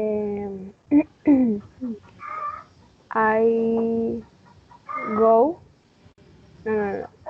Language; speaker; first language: English; non-native, learner; Spanish